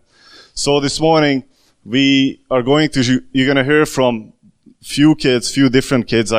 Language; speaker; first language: English; non-native, fluent; Hungarian